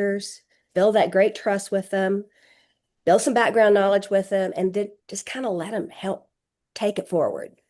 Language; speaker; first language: English; native; English